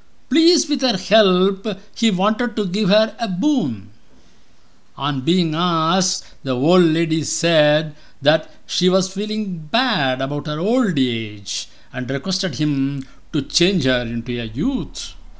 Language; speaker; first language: English; non-native, local second language; Tamil